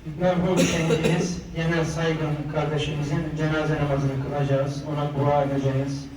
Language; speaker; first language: Turkish; native; Turkish